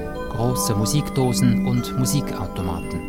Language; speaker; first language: German; native; German